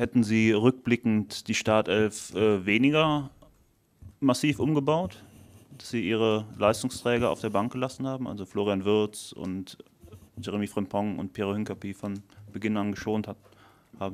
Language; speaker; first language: German; native; German